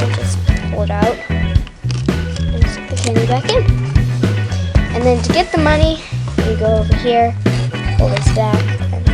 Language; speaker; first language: English; native; English